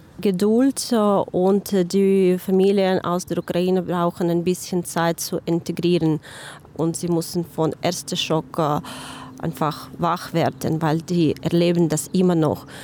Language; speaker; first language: German; non-native, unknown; Ukrainian